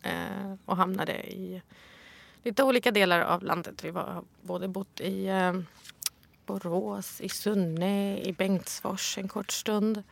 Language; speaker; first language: Swedish; early bilingual, other home language; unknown